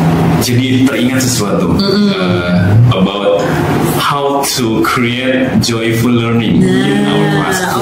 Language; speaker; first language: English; non-native, learner; Indonesian